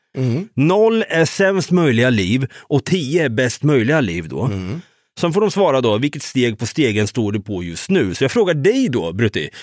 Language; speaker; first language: Swedish; native; Swedish